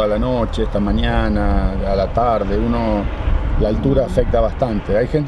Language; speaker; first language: Spanish; native; Spanish